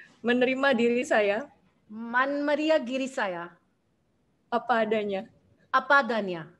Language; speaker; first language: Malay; non-native, learner; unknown